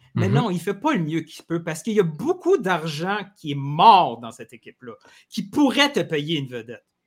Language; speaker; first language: French; native; French